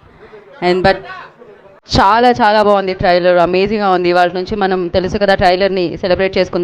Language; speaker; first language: Telugu; native; Telugu